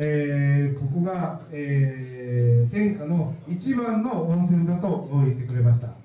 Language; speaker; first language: Japanese; non-native, fluent; Chinese